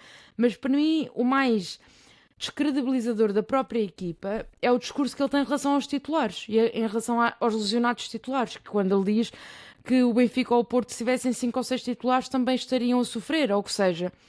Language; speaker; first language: Portuguese; native; Portuguese